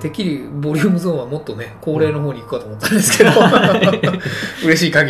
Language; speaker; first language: Japanese; native; Japanese